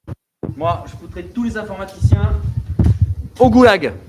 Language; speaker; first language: French; native; French